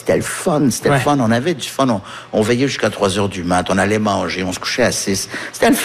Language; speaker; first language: French; early bilingual, other home language; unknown